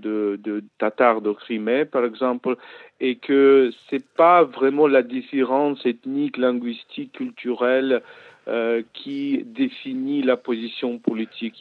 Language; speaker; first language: French; non-native, fluent; Ukrainian